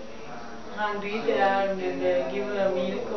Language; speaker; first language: English; non-native, learner; Sinhala